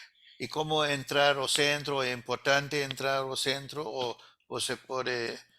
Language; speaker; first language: Portuguese; non-native, fluent; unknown